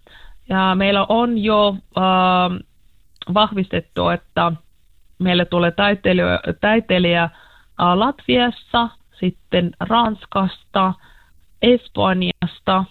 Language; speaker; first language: Finnish; non-native, learner; Russian